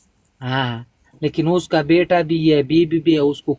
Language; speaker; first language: Hindi; non-native, local second language; Pashto